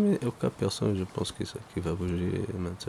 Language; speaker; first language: French; non-native, local second language; Arabic